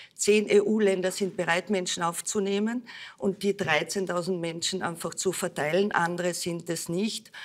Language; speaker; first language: German; native; German